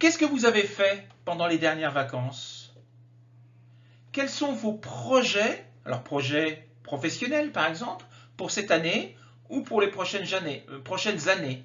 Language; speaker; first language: French; native; French